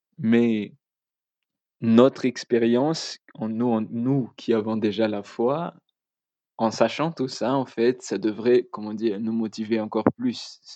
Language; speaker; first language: French; non-native, local second language; Malagasy